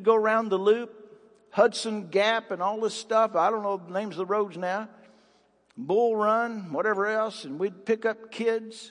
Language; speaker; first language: English; native; English